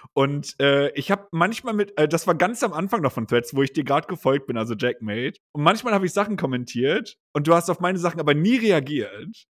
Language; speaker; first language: German; native; German